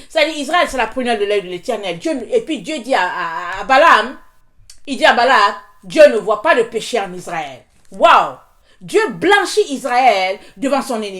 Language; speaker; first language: French; native; French